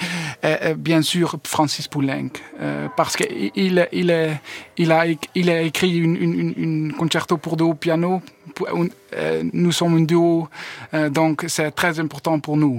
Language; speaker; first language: French; non-native, learner; Dutch